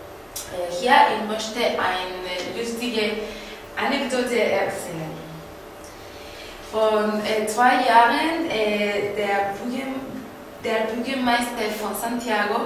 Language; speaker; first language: German; non-native, fluent; Spanish